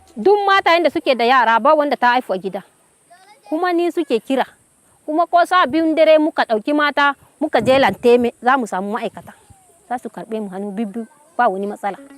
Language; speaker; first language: Hausa; non-native, local second language; Fula